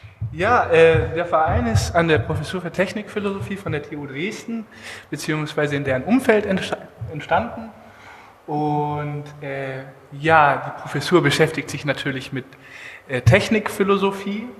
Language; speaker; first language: German; native; German